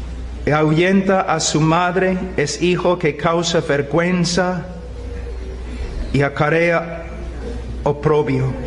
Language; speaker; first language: Spanish; non-native, fluent; English